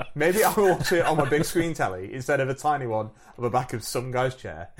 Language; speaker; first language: English; native; English